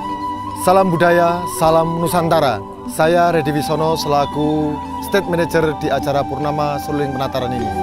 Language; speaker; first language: Indonesian; native; Indonesian